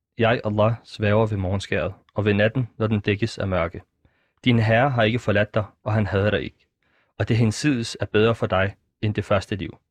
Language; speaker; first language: Danish; early bilingual, other home language; Arabic